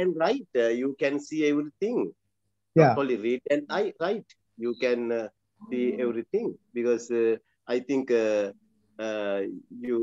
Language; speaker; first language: English; non-native, learner; Sinhala